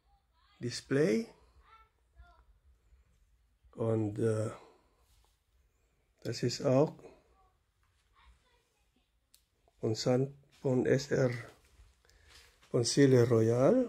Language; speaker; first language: German; non-native, learner; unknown